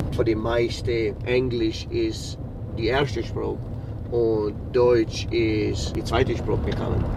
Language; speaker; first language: German; early bilingual, heritage; English